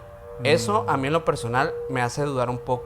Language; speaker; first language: Spanish; native; Spanish